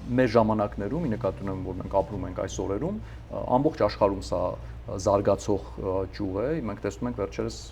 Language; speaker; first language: Armenian; native; Armenian